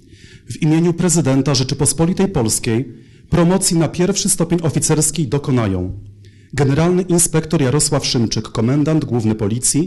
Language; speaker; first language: Polish; native; Polish